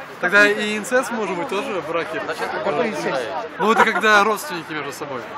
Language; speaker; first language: Russian; native; Russian